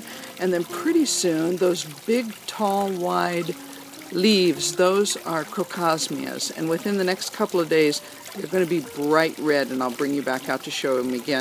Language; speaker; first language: English; native; English